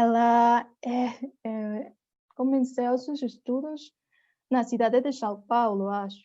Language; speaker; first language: Portuguese; non-native, fluent; Spanish